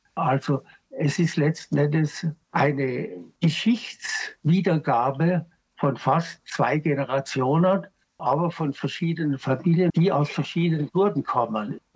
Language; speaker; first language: German; native; German